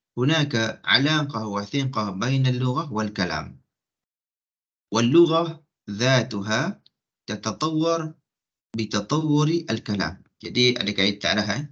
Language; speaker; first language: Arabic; non-native, fluent; Malay